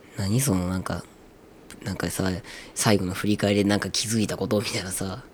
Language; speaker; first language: Japanese; native; Japanese